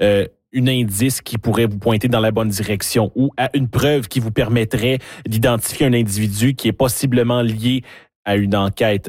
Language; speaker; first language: French; native; French